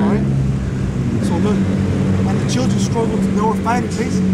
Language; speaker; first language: English; native; English